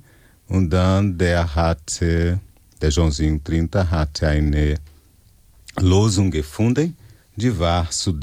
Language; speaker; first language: German; non-native, fluent; Portuguese